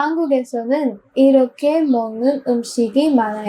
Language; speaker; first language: Korean; non-native, fluent; Filipino